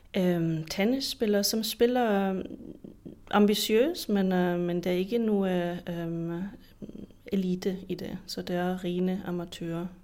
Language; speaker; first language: Danish; non-native, fluent; German